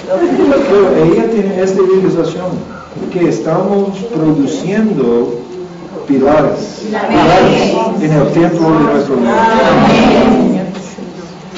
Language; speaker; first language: Spanish; non-native, learner; English